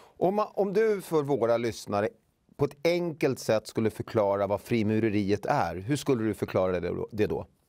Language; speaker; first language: Swedish; native; Swedish